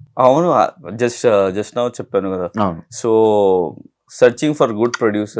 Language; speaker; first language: Telugu; non-native, learner; Hindi